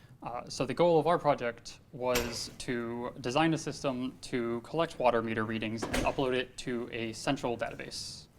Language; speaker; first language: English; native; English